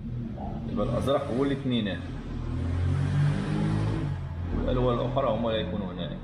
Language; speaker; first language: Arabic; native; Arabic